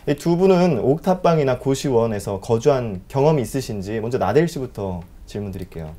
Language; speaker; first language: Korean; native; Korean